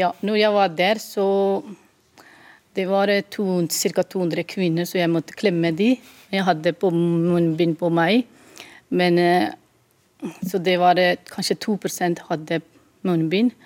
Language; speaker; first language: Norwegian; non-native, fluent; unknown